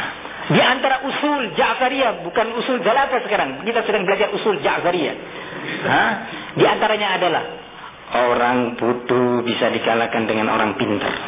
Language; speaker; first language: Indonesian; native; Indonesian